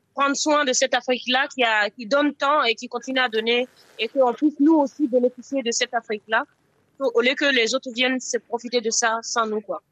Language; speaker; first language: French; non-native, local second language; Mossi